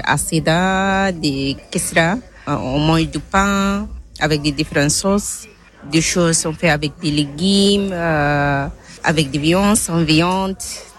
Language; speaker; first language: French; non-native, learner; Arabic